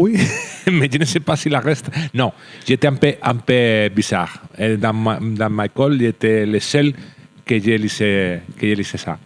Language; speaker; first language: French; non-native, learner; Spanish